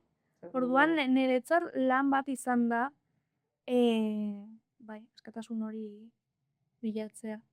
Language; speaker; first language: Basque; non-native, local second language; Spanish